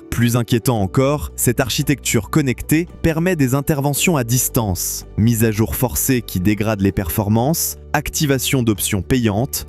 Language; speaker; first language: French; native; French